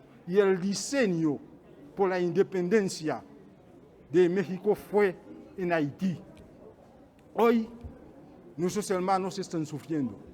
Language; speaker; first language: Spanish; non-native, fluent; Haitian Creole